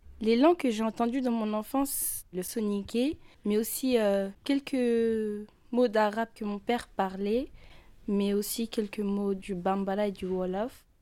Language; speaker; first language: French; native; French